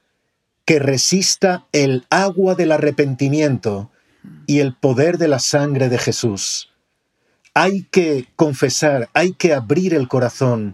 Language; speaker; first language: Spanish; native; Spanish